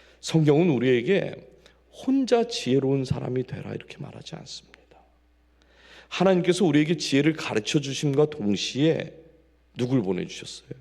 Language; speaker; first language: Korean; native; Korean